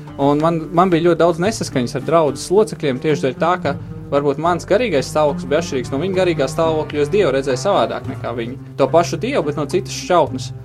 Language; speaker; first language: Latvian; native; Latvian